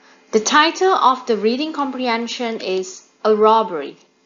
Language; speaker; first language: English; non-native, local second language; Chinese